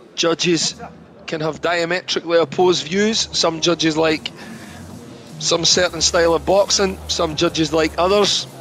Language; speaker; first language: English; native; English